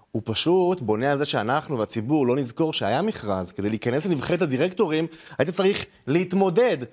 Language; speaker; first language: Hebrew; native; Hebrew